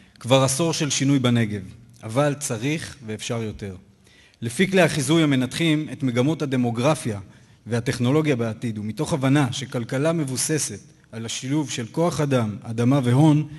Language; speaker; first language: Hebrew; native; Hebrew